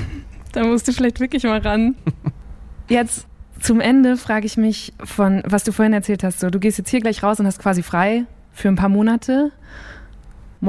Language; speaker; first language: German; native; German